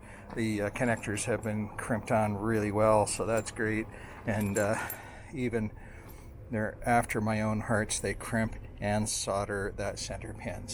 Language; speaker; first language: English; native; English